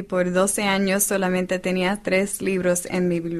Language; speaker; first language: Spanish; non-native, fluent; English